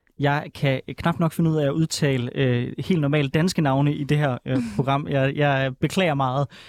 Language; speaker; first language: Danish; native; Danish